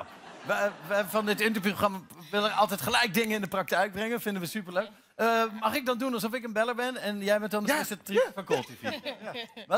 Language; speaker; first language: Dutch; native; Dutch